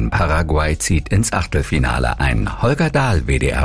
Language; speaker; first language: German; native; German